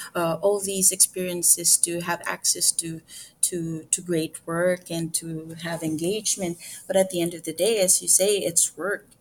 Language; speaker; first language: English; non-native, local second language; Filipino